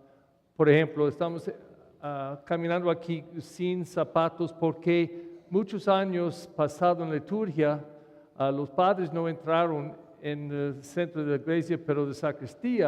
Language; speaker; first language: Spanish; non-native, fluent; English